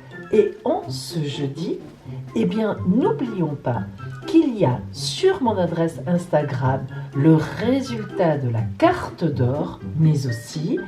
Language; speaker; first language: French; native; French